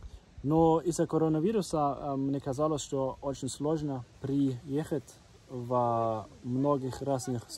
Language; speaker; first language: Russian; non-native, learner; German